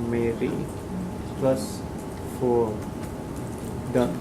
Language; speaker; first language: English; native; English